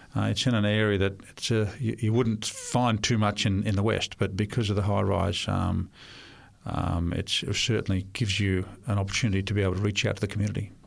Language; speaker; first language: English; non-native, local second language; Russian